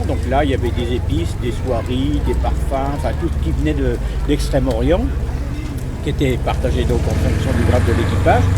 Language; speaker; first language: French; native; French